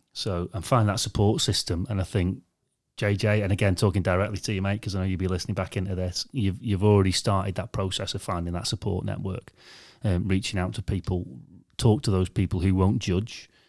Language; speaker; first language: English; native; English